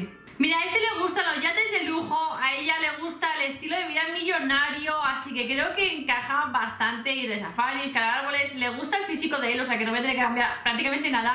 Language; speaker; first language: Spanish; native; Spanish